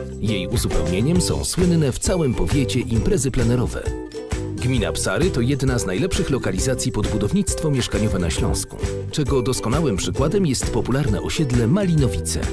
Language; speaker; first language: Polish; native; Polish